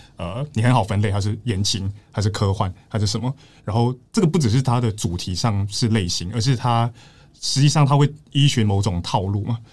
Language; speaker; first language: Chinese; native; Chinese